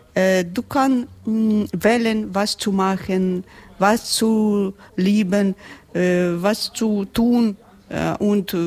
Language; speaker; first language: German; non-native, learner; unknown